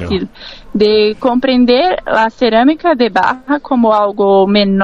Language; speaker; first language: Spanish; non-native, learner; Portuguese